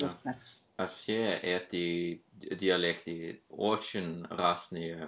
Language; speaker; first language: Russian; non-native, fluent; Norwegian